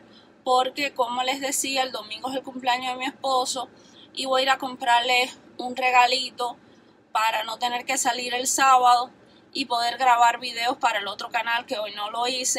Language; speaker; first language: Spanish; native; Spanish